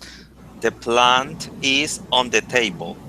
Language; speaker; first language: English; non-native, learner; Spanish